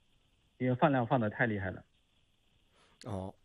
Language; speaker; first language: Chinese; native; Chinese